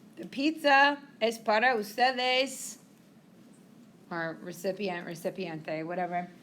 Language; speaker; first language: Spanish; non-native, fluent; English